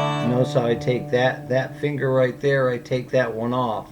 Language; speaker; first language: English; native; English